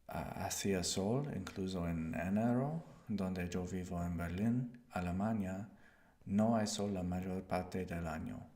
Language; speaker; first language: Spanish; non-native, learner; English